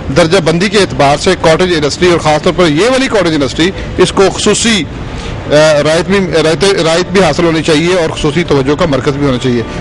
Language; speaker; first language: Urdu; native; Urdu